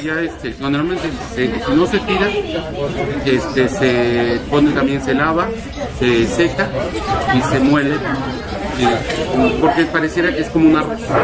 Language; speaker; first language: Spanish; native; Spanish